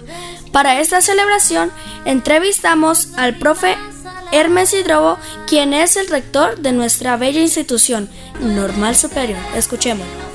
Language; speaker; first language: Spanish; native; Spanish